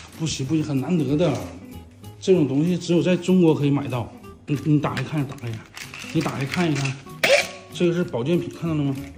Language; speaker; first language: Chinese; native; Chinese